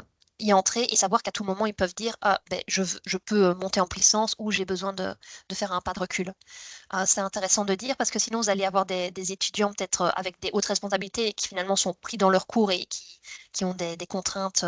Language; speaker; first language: French; native; French